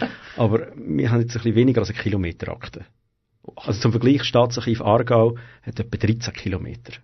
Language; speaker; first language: German; native; German